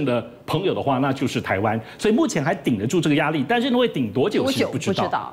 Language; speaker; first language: Chinese; native; Chinese